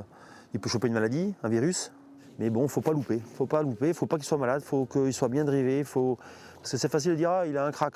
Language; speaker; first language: French; native; French